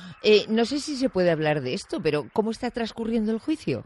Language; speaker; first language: Spanish; native; Spanish